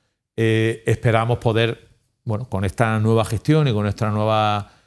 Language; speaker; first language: Spanish; native; Spanish